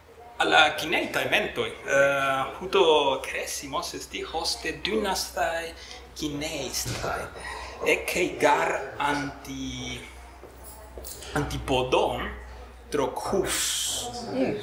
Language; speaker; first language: Greek; non-native, fluent; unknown